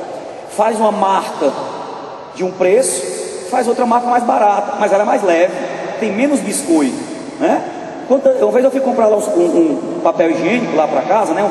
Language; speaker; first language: Portuguese; native; Portuguese